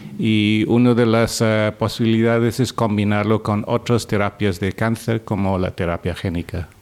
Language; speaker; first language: Spanish; non-native, fluent; English